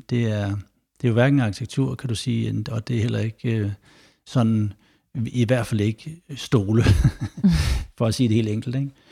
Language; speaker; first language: Danish; native; Danish